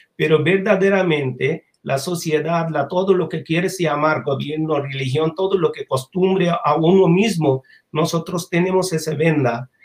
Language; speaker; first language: Spanish; non-native, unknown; Bangla